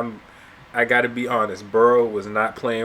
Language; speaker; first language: English; native; English